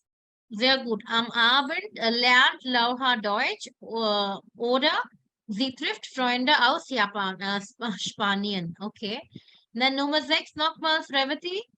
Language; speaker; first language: German; non-native, fluent; Hindi